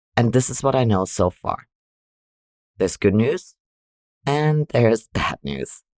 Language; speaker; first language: English; non-native, fluent; German